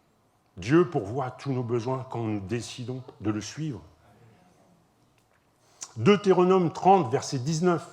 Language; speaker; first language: French; native; French